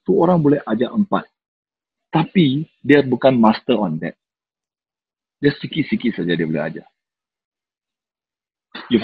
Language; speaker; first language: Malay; non-native, local second language; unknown